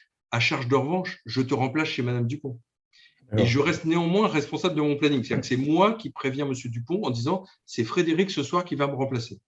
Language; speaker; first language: French; native; French